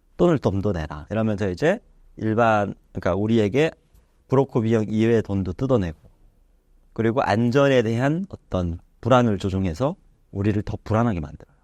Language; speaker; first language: Korean; native; Korean